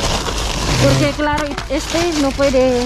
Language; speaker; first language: Spanish; non-native, learner; Filipino